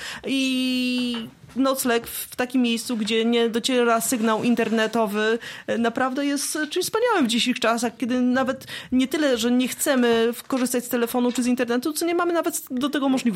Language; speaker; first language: Polish; native; Polish